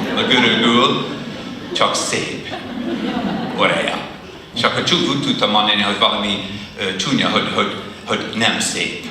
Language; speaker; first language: Hungarian; non-native, fluent; English